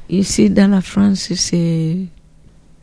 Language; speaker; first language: French; non-native, learner; Portuguese